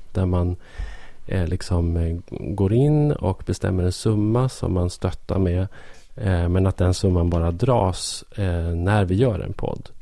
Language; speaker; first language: Swedish; native; Swedish